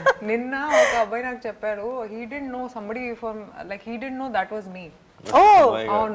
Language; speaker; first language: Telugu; non-native, local second language; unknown